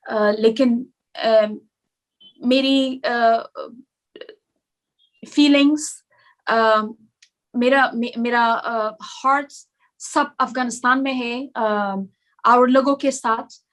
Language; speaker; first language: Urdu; non-native, learner; Persian